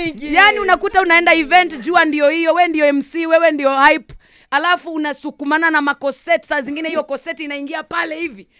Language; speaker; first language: Swahili; non-native, local second language; Kamba